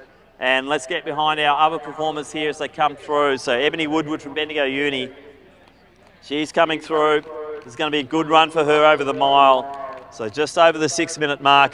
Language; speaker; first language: English; native; English